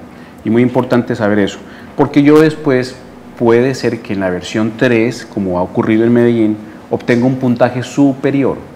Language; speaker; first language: Spanish; native; Spanish